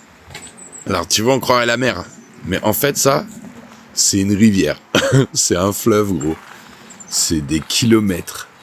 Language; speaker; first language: French; native; French